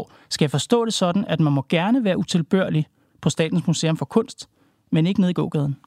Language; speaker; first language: Danish; native; Danish